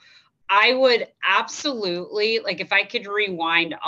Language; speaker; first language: English; native; English